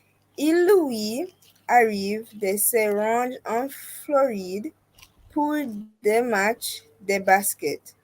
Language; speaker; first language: French; non-native, learner; English